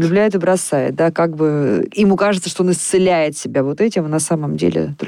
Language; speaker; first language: Russian; native; Russian